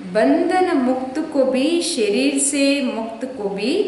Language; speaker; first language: Hindi; non-native, local second language; Telugu